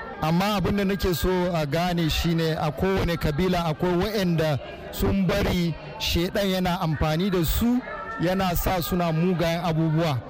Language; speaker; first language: Hausa; non-native, local second language; Fula